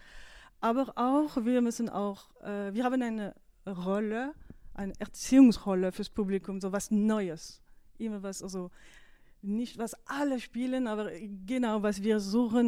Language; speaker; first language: German; non-native, fluent; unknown